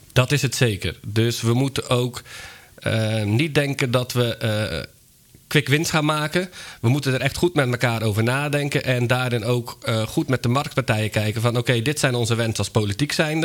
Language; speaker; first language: Dutch; native; Dutch